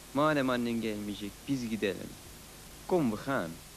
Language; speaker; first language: Turkish; early bilingual, other home language; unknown